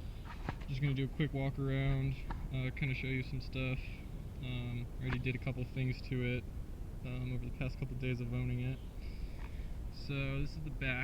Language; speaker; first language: English; native; English